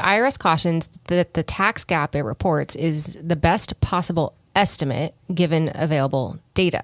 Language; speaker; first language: English; native; English